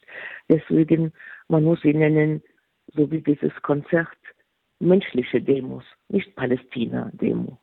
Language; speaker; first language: German; non-native, fluent; Arabic